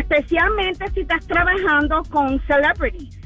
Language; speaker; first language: Spanish; early bilingual, heritage; Spanish